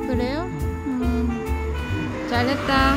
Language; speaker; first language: Korean; non-native, learner; Vietnamese